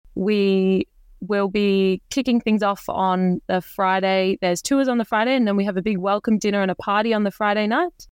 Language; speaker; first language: English; native; English